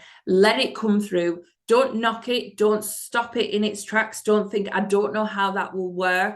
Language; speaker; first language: English; native; English